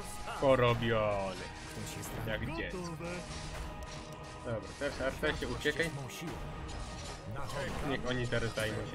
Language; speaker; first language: Polish; native; Polish